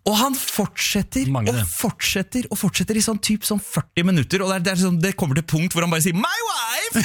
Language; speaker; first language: Norwegian; native; Norwegian